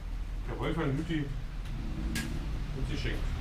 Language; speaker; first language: German; native; German